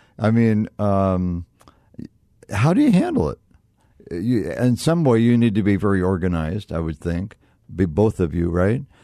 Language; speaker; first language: English; native; English